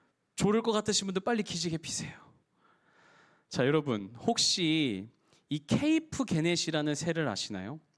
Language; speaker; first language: Korean; native; Korean